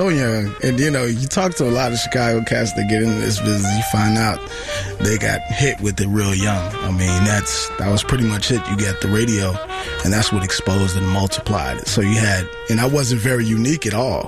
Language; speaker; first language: English; native; English